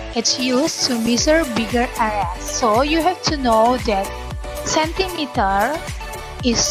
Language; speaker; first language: English; non-native, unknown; Indonesian